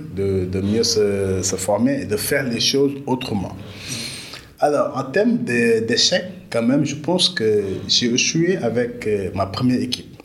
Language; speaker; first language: French; non-native, local second language; Wolof